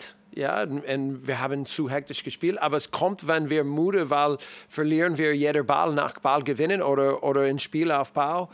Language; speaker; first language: German; non-native, learner; English